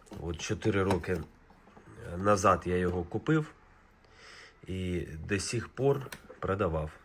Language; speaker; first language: Ukrainian; native; Ukrainian